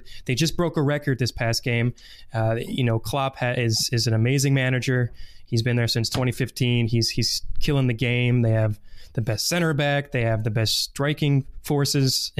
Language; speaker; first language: English; native; English